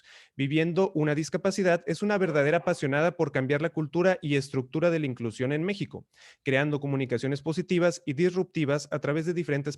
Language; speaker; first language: Spanish; native; Spanish